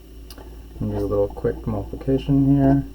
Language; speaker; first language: English; native; English